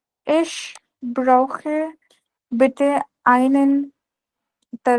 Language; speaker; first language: German; non-native, learner; Urdu